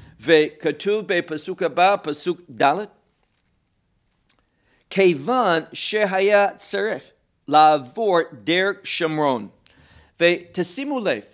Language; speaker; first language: Hebrew; non-native, fluent; English